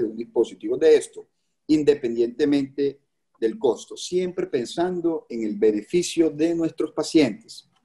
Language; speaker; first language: Spanish; native; Spanish